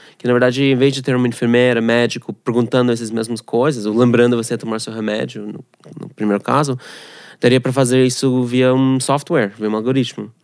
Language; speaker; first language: Portuguese; non-native, fluent; Russian